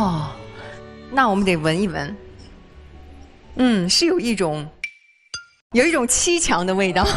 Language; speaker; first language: Chinese; native; Chinese